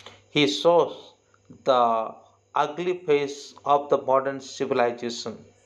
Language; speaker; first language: English; non-native, local second language; Odia